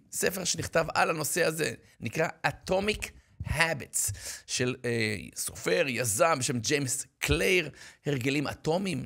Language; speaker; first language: Hebrew; native; Hebrew